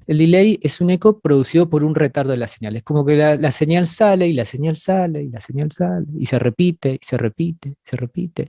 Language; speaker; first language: Spanish; native; Spanish